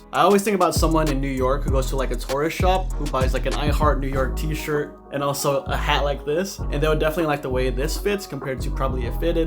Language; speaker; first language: English; native; English